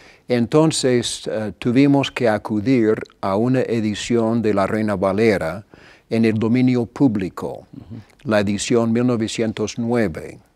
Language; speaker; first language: Spanish; non-native, fluent; English